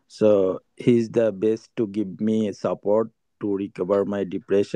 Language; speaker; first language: English; non-native, learner; Bangla